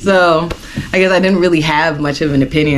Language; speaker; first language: English; native; English